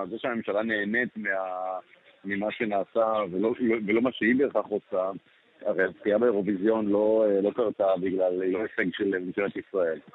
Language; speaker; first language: Hebrew; native; Hebrew